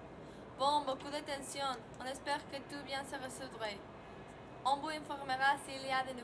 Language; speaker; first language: French; non-native, learner; Spanish